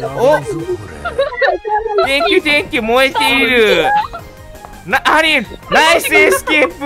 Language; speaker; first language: Japanese; native; Japanese